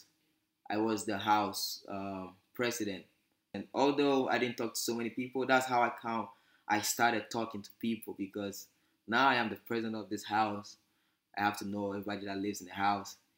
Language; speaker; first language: English; native; English